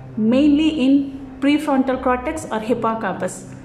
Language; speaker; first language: English; non-native, local second language; Tamil